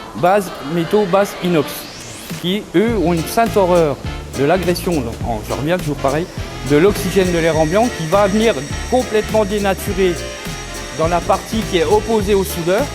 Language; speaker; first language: French; native; French